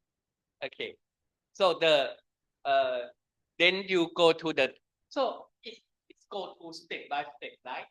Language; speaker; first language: English; non-native, learner; Thai